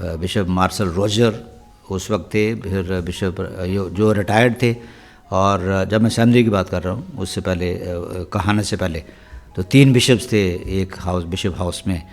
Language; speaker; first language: Urdu; non-native, local second language; Punjabi